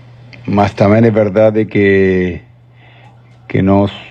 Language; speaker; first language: Portuguese; non-native, learner; Spanish